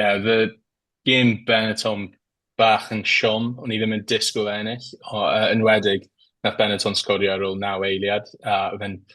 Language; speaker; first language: Welsh; native; Welsh